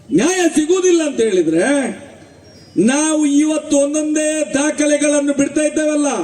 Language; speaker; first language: Kannada; non-native, local second language; Tulu